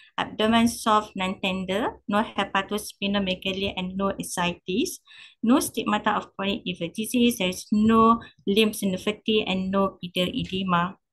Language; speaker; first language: English; non-native, local second language; Malay